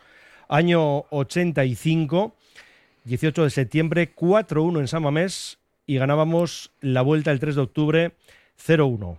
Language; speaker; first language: Spanish; native; Spanish